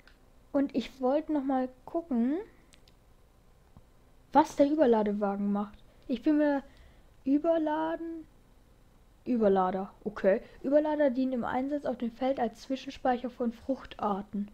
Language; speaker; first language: German; native; German